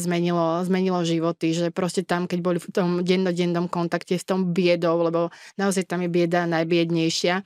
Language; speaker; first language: Slovak; native; Slovak